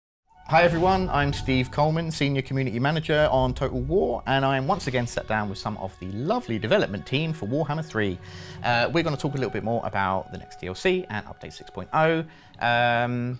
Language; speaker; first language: English; native; English